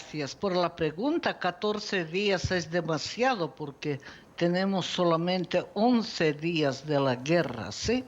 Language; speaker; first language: Spanish; non-native, fluent; Ukrainian